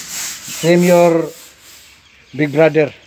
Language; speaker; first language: English; non-native, learner; Filipino